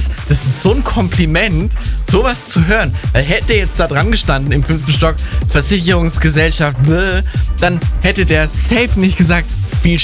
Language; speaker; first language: German; native; German